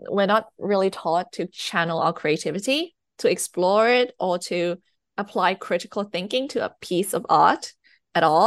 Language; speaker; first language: English; non-native, fluent; Thai